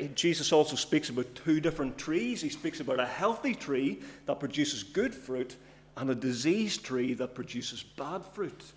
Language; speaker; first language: English; native; English